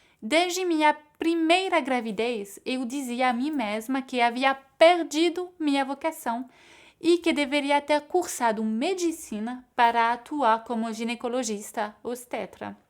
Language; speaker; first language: Portuguese; non-native, fluent; French